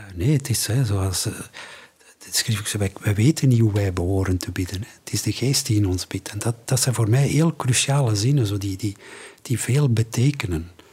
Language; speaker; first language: Dutch; native; Dutch